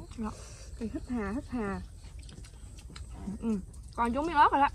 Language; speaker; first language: Vietnamese; native; Vietnamese